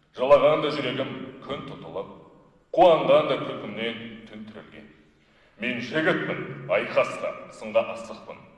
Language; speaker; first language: Kazakh; non-native, local second language; Russian